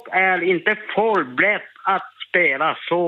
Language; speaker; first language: Swedish; non-native, learner; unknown